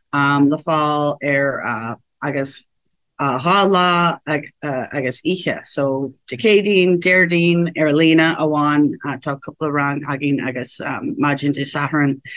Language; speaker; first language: Irish; non-native, learner; English